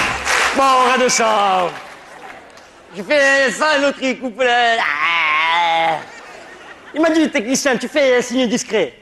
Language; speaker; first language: French; native; French